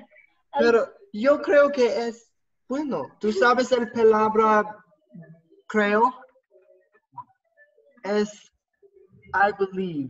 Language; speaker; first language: Spanish; non-native, learner; English